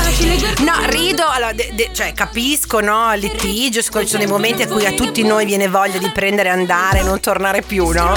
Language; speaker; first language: Italian; native; Italian